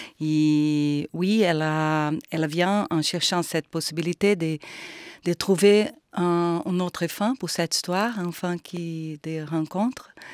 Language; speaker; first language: French; non-native, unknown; Portuguese